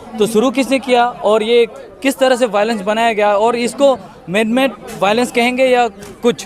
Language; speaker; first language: Hindi; non-native, local second language; Manipuri